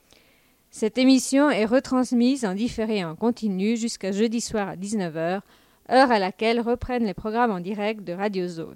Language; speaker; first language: French; native; French